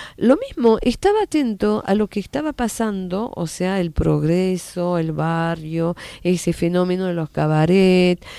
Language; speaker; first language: Spanish; non-native, fluent; French